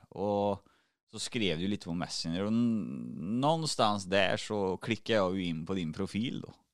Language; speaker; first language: Swedish; native; Swedish